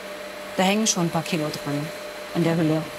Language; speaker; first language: German; native; German